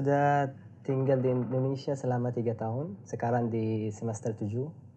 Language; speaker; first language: Indonesian; non-native, learner; Arabic